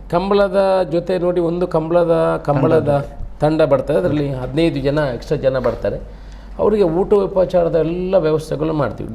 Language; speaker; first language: Kannada; non-native, local second language; Tulu